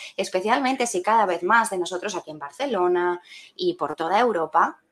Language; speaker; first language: Spanish; non-native, fluent; French